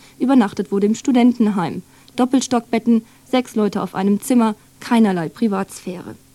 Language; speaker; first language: German; native; German